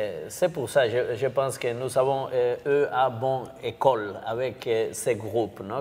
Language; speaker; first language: French; non-native, learner; Basque